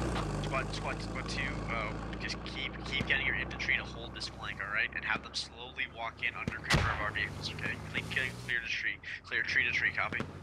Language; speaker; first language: English; native; English